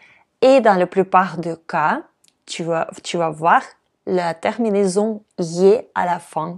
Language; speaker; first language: French; non-native, fluent; Russian